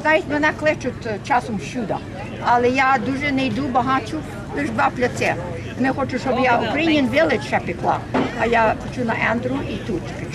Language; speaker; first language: Ukrainian; early bilingual, heritage; Ukrainian